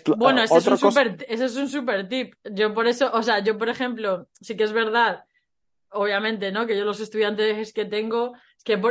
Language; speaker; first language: Spanish; native; Spanish